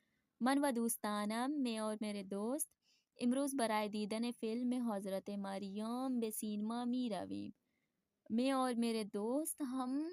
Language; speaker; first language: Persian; non-native, fluent; Urdu